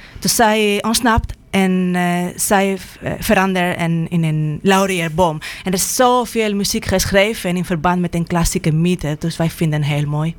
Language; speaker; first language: Dutch; non-native, fluent; Spanish